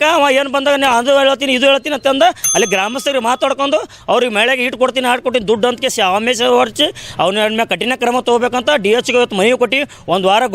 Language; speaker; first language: Kannada; native; Kannada